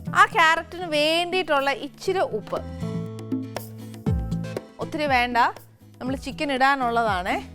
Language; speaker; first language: Malayalam; native; Malayalam